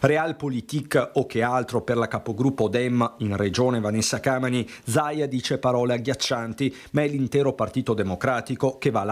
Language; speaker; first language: Italian; native; Italian